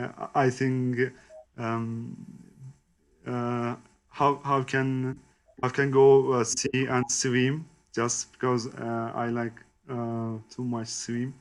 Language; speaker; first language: English; non-native, learner; Turkish